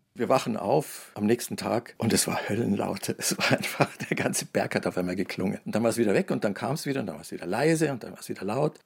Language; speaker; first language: German; native; German